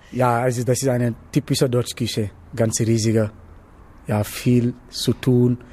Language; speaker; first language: German; non-native, learner; Wolof